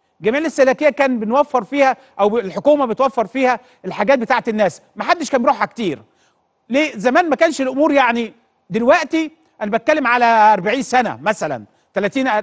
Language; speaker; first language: Arabic; native; Arabic